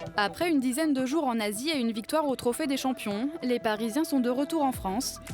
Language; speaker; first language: French; native; French